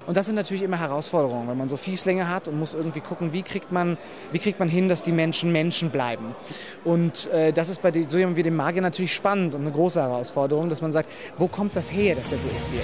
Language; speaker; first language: German; native; German